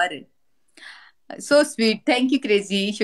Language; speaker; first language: Hindi; non-native, local second language; Pashto